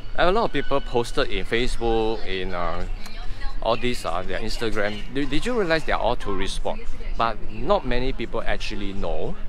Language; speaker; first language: English; non-native, local second language; Chinese